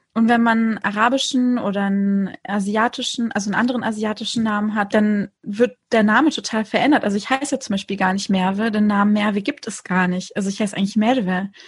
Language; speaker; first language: German; early bilingual, other home language; Turkish